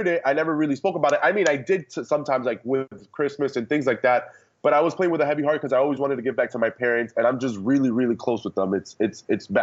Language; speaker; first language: English; early bilingual, other home language; Spanish